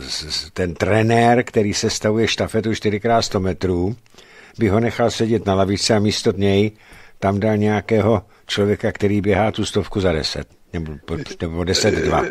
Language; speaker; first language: Czech; native; Czech